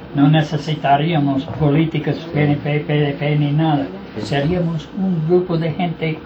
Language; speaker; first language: Spanish; non-native, fluent; English